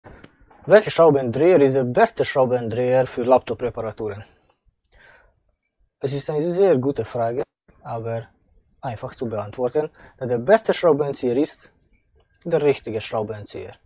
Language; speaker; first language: German; non-native, fluent; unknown